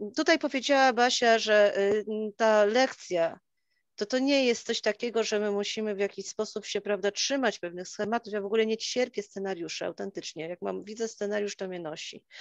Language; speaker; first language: Polish; native; Polish